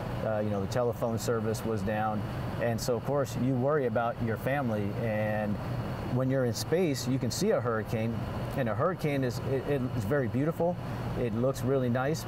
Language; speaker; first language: English; early bilingual, other home language; Spanish